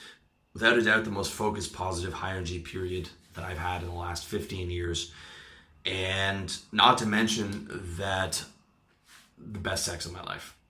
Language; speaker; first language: English; native; English